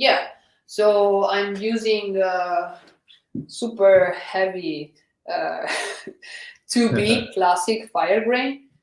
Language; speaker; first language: English; non-native, fluent; Italian